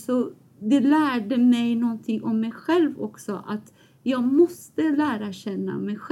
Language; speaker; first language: Swedish; non-native, fluent; Persian